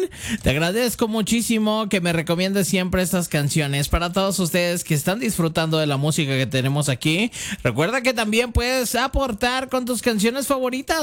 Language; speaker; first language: Spanish; native; Spanish